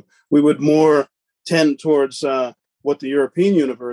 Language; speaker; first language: English; native; English